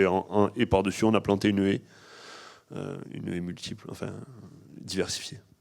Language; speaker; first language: French; native; French